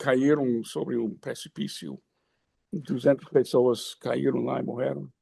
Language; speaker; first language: Portuguese; non-native, fluent; English